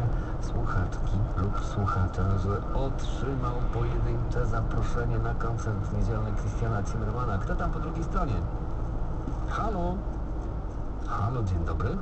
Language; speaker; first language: Polish; native; Polish